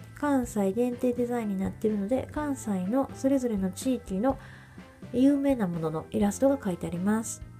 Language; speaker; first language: Japanese; native; Japanese